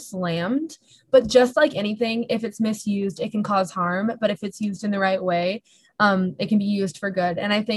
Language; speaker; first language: English; native; English